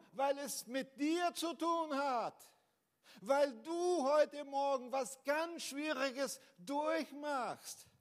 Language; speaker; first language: German; non-native, fluent; Portuguese